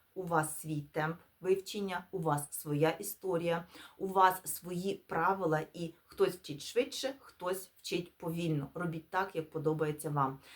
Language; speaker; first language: Ukrainian; non-native, local second language; Russian